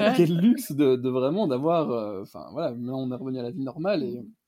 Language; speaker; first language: French; native; French